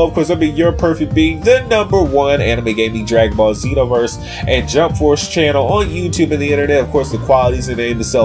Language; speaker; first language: English; native; English